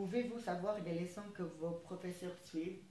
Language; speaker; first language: French; non-native, fluent; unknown